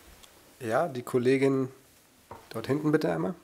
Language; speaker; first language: German; native; German